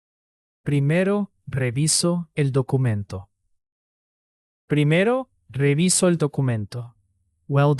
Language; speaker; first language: Spanish; non-native, fluent; English